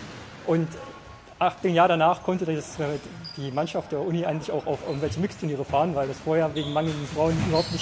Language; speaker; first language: German; native; German